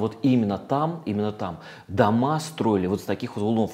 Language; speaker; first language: Russian; native; Russian